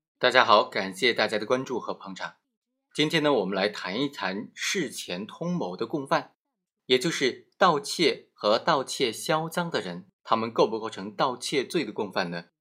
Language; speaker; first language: Chinese; native; Chinese